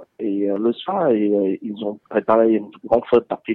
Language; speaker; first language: French; non-native, learner; Vietnamese